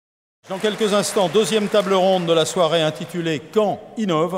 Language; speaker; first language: French; native; French